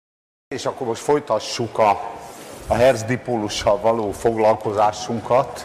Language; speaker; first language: Hungarian; native; Hungarian